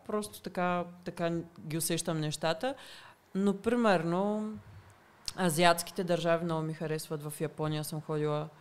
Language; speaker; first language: Bulgarian; early bilingual, heritage; Bulgarian